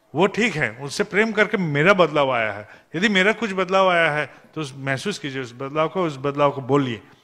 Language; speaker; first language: Hindi; non-native, local second language; Bangla